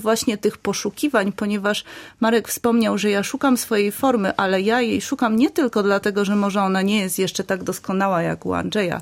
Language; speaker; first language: Polish; native; Polish